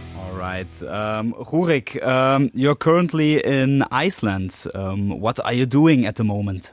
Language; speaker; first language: English; non-native, fluent; German